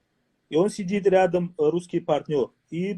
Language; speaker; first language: Russian; non-native, fluent; Tajik